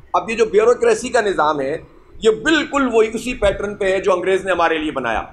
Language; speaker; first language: Urdu; native; Urdu